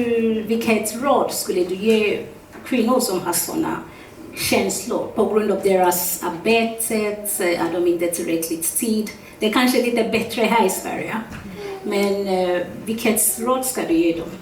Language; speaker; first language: Swedish; non-native, fluent; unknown